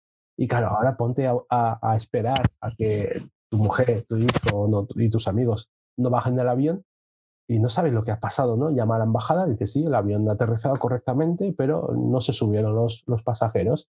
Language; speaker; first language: Spanish; early bilingual, other home language; Chinese